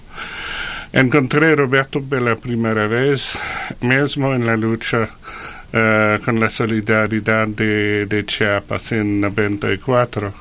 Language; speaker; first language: Spanish; non-native, fluent; French